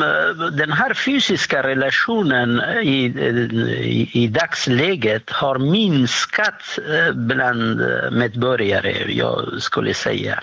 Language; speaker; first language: Swedish; non-native, fluent; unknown